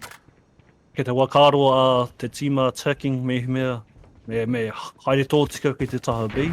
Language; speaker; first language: Māori; non-native, local second language; English